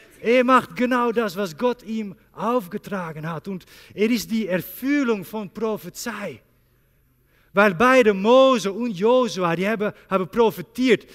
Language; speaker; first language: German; non-native, learner; Dutch